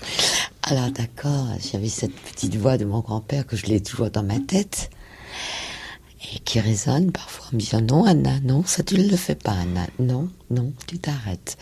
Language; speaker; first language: French; non-native, fluent; Danish